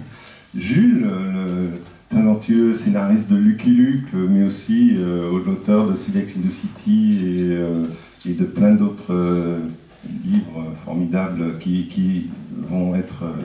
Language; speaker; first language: French; native; French